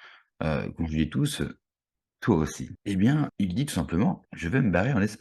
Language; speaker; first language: French; native; French